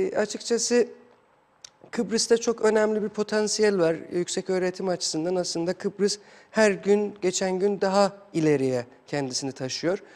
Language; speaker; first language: Turkish; non-native, fluent; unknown